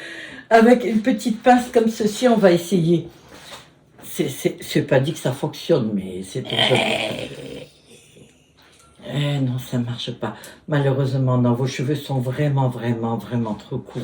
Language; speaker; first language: French; native; French